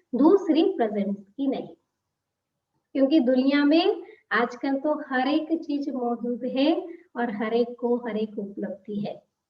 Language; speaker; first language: Hindi; non-native, local second language; Telugu